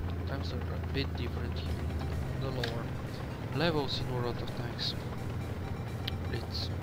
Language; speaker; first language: English; non-native, learner; Bulgarian